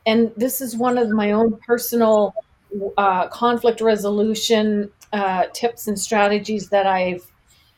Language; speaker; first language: English; native; English